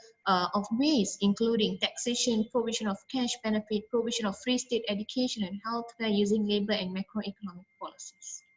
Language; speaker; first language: English; non-native, local second language; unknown